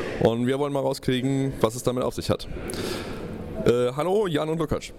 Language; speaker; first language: German; native; German